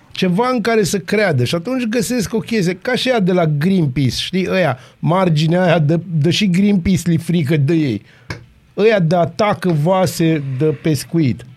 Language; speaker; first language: Romanian; native; Romanian